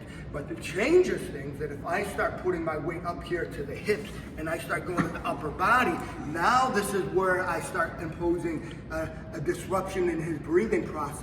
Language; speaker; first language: English; native; English